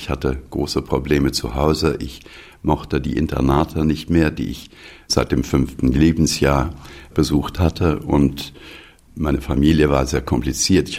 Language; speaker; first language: German; non-native, fluent; English